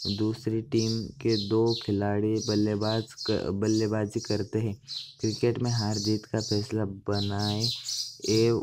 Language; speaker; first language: Hindi; non-native, local second language; Marathi